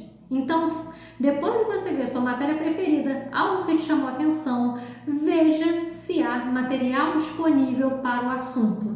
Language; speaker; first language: Portuguese; native; Portuguese